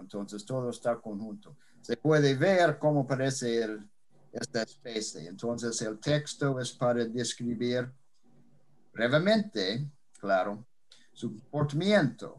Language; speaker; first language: Spanish; non-native, fluent; English